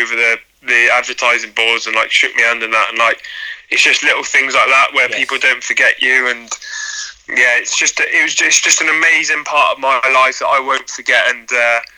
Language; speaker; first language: English; native; English